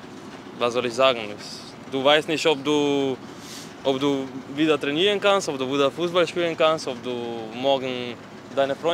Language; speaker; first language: German; non-native, fluent; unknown